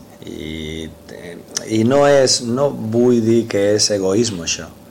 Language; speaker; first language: Catalan; non-native, local second language; Spanish